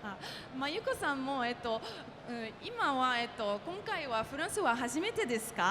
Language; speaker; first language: Japanese; non-native, fluent; French